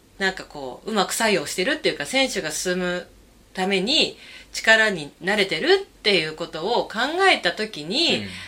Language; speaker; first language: Japanese; native; Japanese